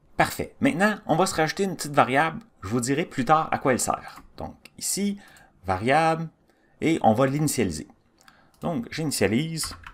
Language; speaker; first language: French; native; French